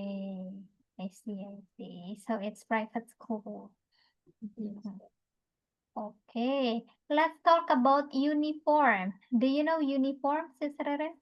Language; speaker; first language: English; non-native, fluent; Indonesian